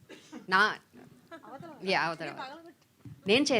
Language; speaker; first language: Telugu; non-native, fluent; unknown